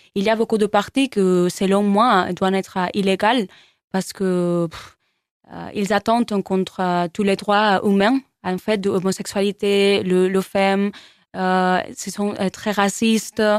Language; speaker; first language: French; non-native, learner; Spanish